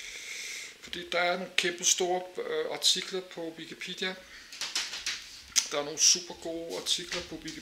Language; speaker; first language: Danish; native; Danish